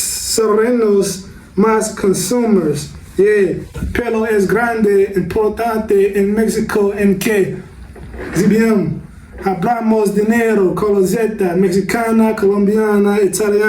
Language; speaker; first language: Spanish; non-native, learner; English